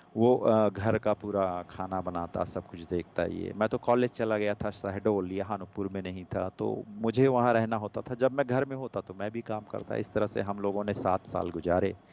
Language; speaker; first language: Hindi; non-native, local second language; Gujarati